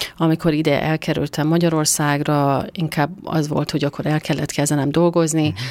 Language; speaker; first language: Hungarian; non-native, fluent; Persian